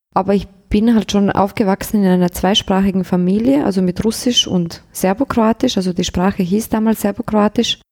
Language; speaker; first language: German; early bilingual, other home language; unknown